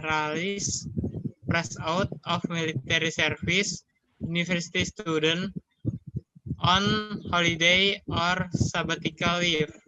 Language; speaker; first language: English; non-native, learner; Indonesian